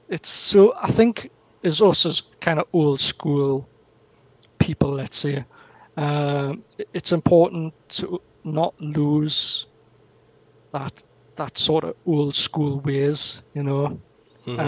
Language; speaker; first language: English; native; English